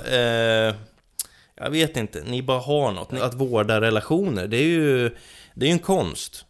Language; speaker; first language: Swedish; native; Swedish